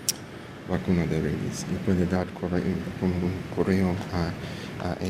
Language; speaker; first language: Spanish; early bilingual, heritage; English